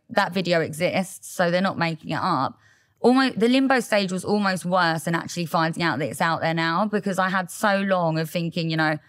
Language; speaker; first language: English; native; English